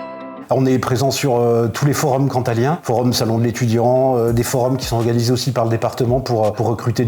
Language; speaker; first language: French; native; French